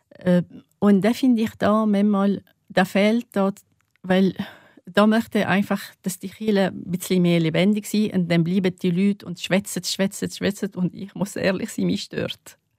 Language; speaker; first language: German; non-native, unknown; Arabic